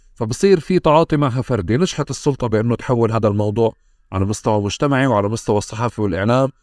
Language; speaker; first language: Arabic; native; Arabic